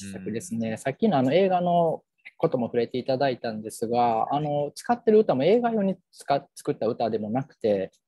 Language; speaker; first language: Japanese; native; Japanese